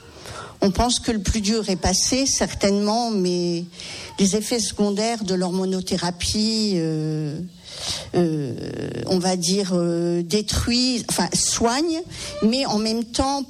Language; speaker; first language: French; native; French